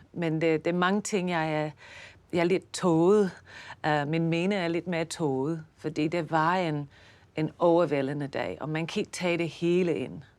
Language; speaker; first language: Danish; non-native, fluent; English